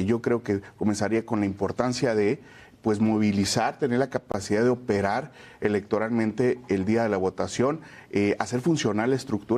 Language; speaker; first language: Spanish; native; Spanish